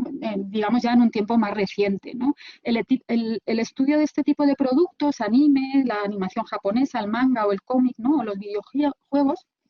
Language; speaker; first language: Spanish; native; Spanish